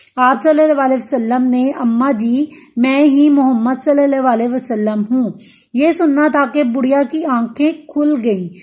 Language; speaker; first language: Urdu; non-native, local second language; Punjabi